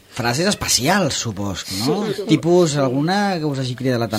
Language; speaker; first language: Catalan; native; Catalan